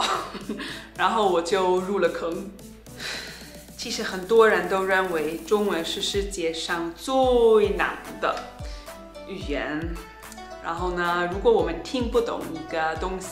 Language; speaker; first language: Chinese; non-native, fluent; German